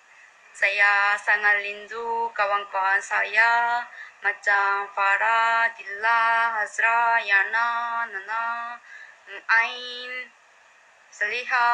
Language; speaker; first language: Indonesian; non-native, learner; Korean